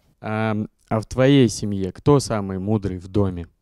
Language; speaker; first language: Russian; native; Russian